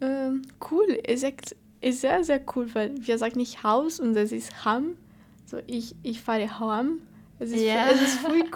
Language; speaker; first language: German; non-native, learner; Portuguese